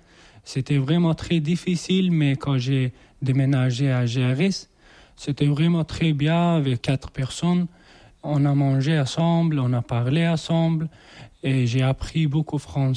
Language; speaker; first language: French; non-native, learner; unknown